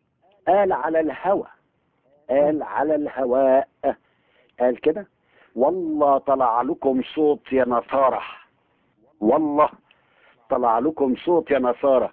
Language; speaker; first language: Arabic; native; Arabic